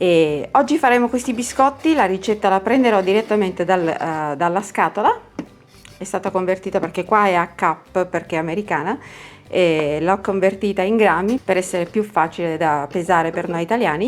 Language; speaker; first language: Italian; native; Italian